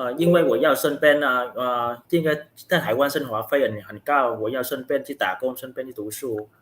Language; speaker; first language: Chinese; non-native, learner; Vietnamese